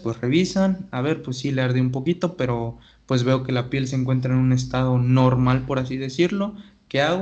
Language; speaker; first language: Spanish; native; Spanish